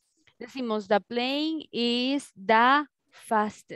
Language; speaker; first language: English; non-native, learner; Spanish